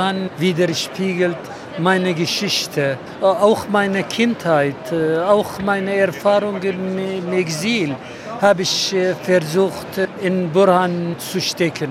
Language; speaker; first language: German; non-native, fluent; Arabic